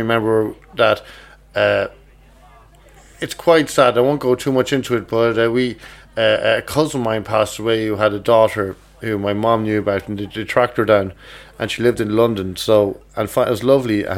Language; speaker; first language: English; native; English